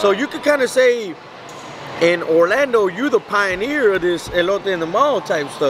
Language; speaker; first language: English; early bilingual, other home language; Spanish